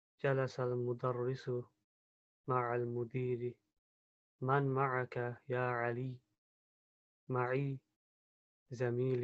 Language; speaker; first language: Arabic; non-native, learner; English